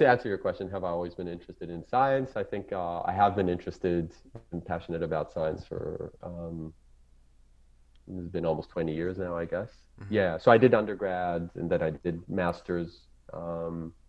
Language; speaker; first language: English; non-native, fluent; Hebrew